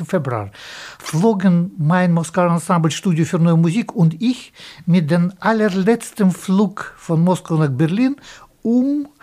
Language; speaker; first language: German; non-native, fluent; Russian